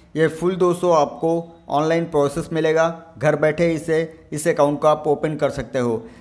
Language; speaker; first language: Hindi; native; Hindi